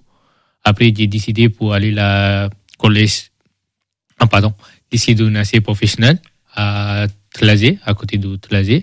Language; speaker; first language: French; early bilingual, other home language; Malay